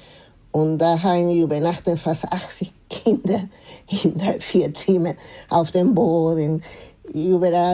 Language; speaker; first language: German; non-native, fluent; Spanish